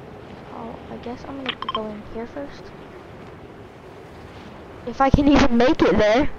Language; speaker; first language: English; native; English